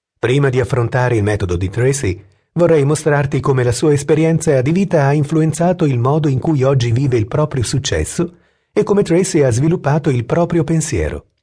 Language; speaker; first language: Italian; native; Italian